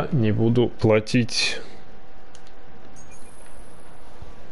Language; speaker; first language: Russian; native; Russian